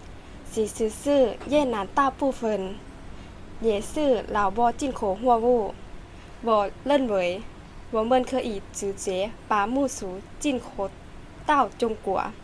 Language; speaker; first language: Chinese; non-native, learner; Lao